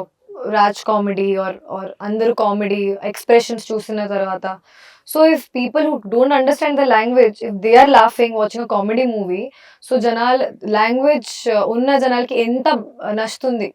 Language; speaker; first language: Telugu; non-native, local second language; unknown